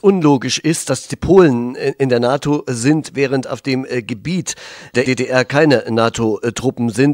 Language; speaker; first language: German; native; German